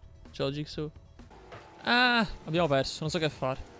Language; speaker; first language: Italian; native; Italian